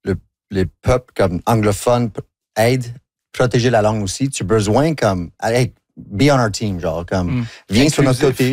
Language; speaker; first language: French; non-native, local second language; English